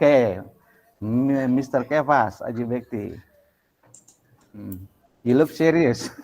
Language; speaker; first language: English; non-native, local second language; Indonesian